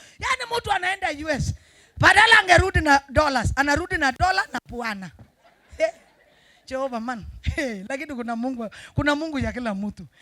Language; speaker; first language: Swahili; non-native, local second language; Kalenjin